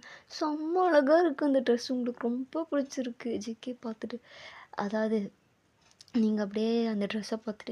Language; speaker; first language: Tamil; native; Tamil